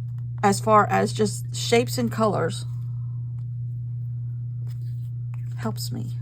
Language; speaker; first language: English; native; English